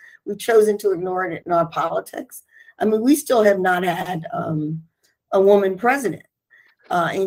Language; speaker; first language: English; native; English